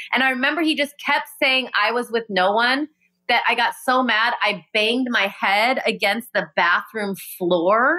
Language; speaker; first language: English; native; English